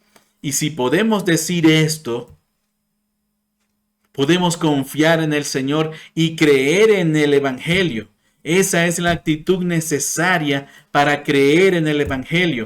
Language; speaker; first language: Spanish; non-native, fluent; English